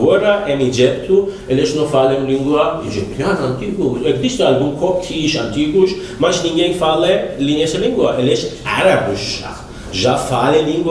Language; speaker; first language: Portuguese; non-native, learner; Persian